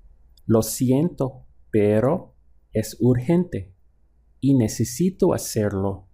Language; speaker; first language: Spanish; non-native, fluent; English